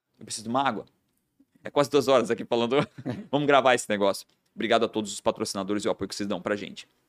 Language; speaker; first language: Portuguese; native; Portuguese